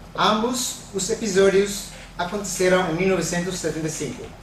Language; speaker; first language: Portuguese; non-native, fluent; Tetum